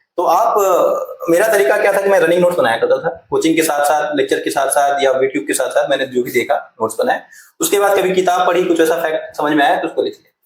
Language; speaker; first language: Hindi; native; Hindi